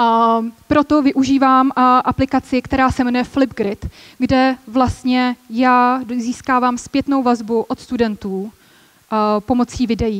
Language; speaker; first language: Czech; native; Czech